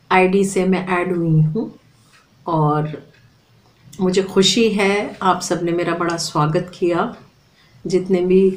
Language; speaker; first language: Hindi; native; Hindi